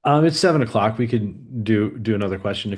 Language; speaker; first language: English; native; English